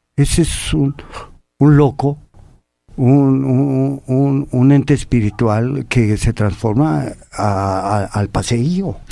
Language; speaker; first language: Spanish; native; Spanish